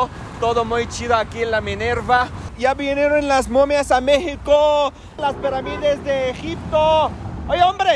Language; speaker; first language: Spanish; non-native, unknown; Arabic